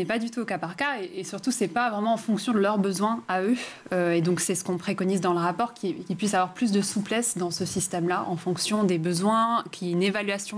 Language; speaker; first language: French; native; French